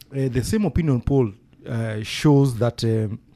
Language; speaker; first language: English; non-native, local second language; Kikuyu